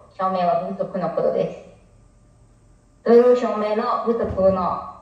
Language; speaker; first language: Japanese; non-native, learner; Burmese